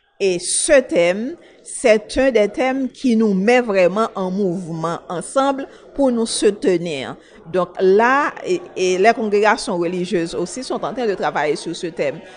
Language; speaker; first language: French; non-native, local second language; Haitian Creole